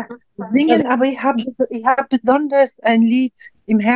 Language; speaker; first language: German; non-native, fluent; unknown